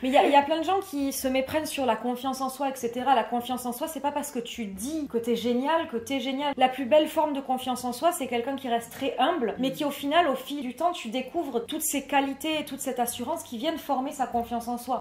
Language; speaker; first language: French; native; French